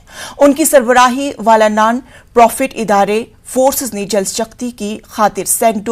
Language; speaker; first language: Hindi; native; Hindi